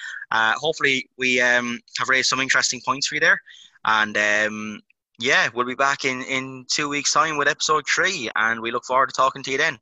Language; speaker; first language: English; native; English